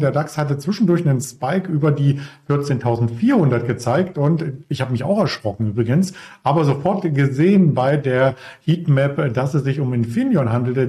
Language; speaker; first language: German; native; German